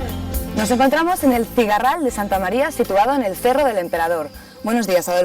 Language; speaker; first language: Spanish; native; Spanish